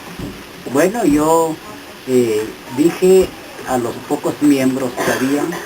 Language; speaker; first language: Spanish; non-native, local second language; Kʼicheʼ